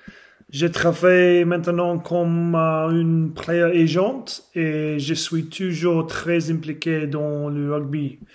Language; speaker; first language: French; non-native, learner; English